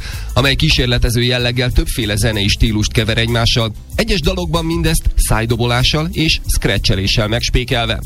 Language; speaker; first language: Hungarian; native; Hungarian